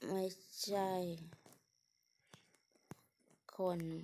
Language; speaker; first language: Japanese; non-native, learner; Thai